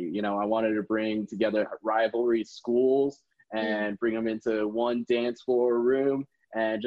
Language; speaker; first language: English; native; English